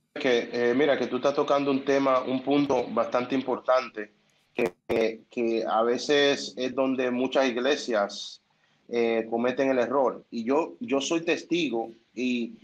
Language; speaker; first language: Spanish; native; Spanish